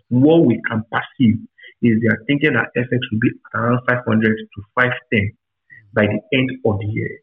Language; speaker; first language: English; non-native, local second language; Yoruba